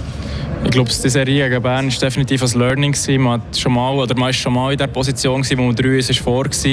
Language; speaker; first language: German; native; German